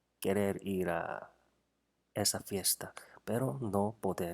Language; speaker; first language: Spanish; non-native, fluent; Korean